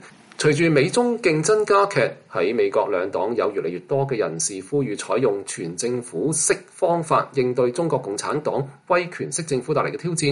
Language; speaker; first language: Chinese; non-native, local second language; Cantonese